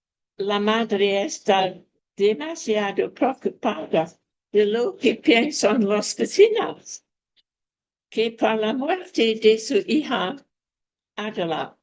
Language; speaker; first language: Spanish; non-native, fluent; English